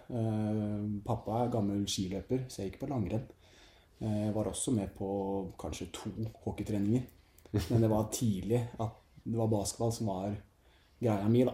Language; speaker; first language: Norwegian; native; Norwegian